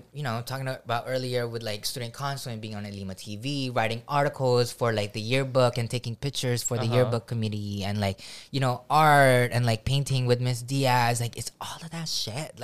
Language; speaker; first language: English; early bilingual, other home language; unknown